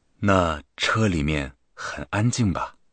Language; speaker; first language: Chinese; non-native, fluent; Japanese